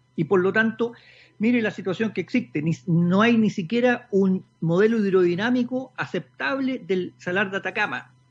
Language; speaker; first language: Spanish; native; Spanish